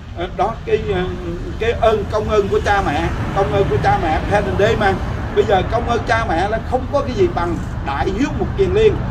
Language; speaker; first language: Vietnamese; native; Vietnamese